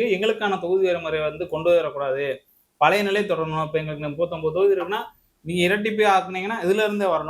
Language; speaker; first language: Tamil; native; Tamil